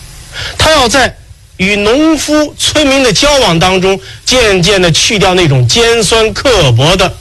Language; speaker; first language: Chinese; native; Chinese